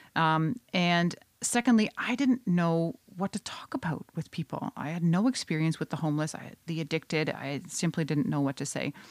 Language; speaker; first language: English; non-native, fluent; Dutch